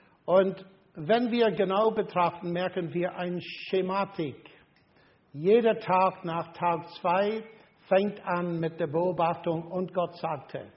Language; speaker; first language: German; non-native, fluent; English